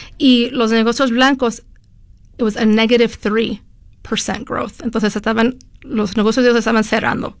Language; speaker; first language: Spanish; early bilingual, heritage; Spanish